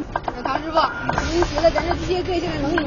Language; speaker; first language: Chinese; native; Chinese